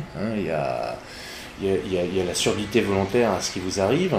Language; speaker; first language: French; native; French